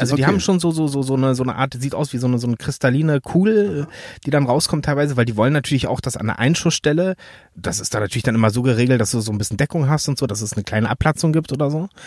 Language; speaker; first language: German; native; German